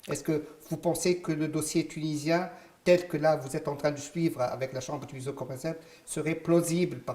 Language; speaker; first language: French; non-native, local second language; Arabic